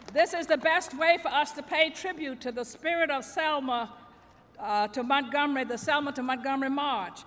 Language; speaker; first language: English; native; English